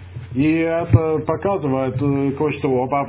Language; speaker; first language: Russian; non-native, fluent; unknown